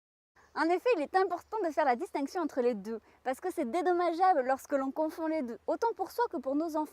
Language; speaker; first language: French; native; French